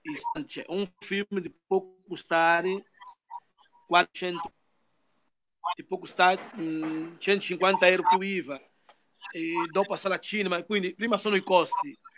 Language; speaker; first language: Italian; non-native, learner; Portuguese